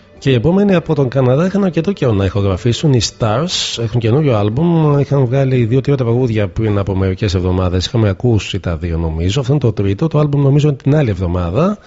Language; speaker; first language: Greek; native; Greek